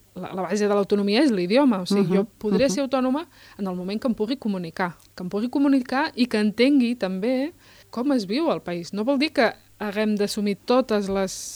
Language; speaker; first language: Catalan; early bilingual, other home language; Berber languages